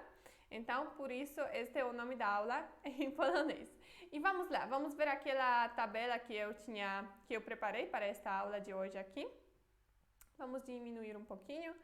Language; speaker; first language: Portuguese; non-native, fluent; Polish